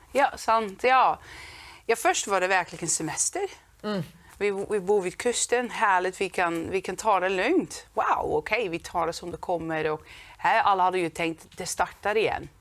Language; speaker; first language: Swedish; non-native, fluent; Dutch